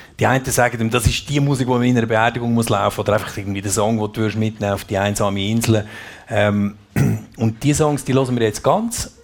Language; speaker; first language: German; native; German